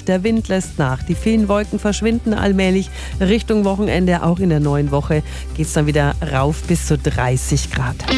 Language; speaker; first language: German; native; German